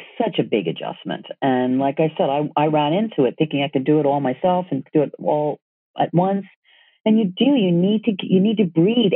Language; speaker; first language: English; native; English